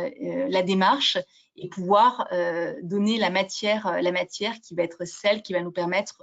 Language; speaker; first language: French; native; French